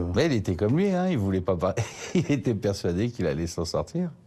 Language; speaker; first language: French; native; French